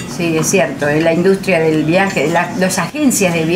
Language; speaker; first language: Spanish; native; Spanish